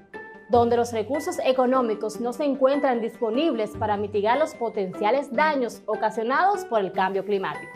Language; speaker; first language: Spanish; native; Spanish